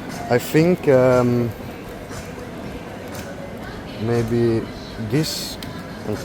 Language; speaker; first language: English; non-native, learner; German